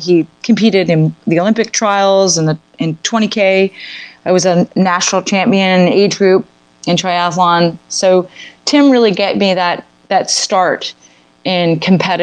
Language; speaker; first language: English; native; English